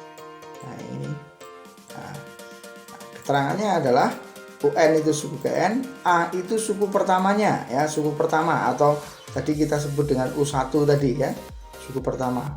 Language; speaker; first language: Indonesian; native; Indonesian